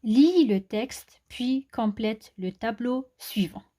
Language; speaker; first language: French; non-native, local second language; Arabic